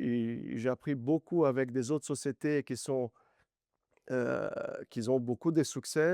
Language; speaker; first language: French; non-native, learner; Portuguese